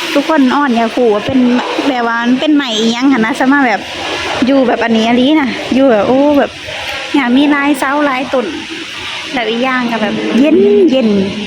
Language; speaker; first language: Thai; native; Thai